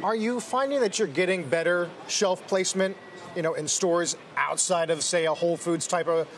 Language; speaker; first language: English; non-native, fluent; Spanish